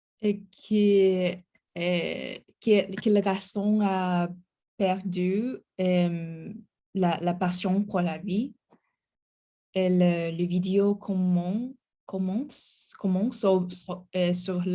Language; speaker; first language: French; non-native, learner; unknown